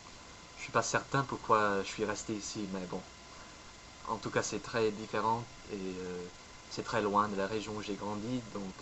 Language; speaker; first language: French; non-native, fluent; English